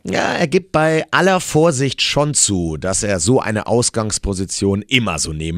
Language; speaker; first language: German; native; German